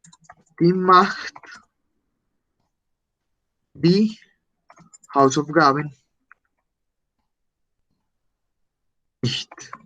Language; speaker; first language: German; non-native, learner; Spanish